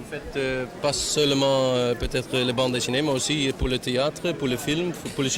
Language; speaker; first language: French; non-native, learner; Dutch